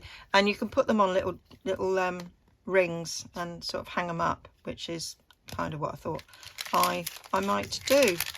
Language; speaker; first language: English; native; English